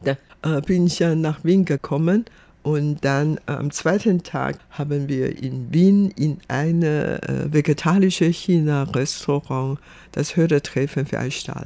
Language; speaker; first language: German; non-native, fluent; Chinese